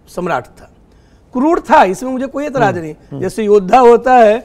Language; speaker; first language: Hindi; native; Hindi